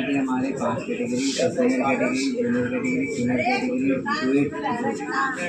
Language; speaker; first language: Hindi; native; Hindi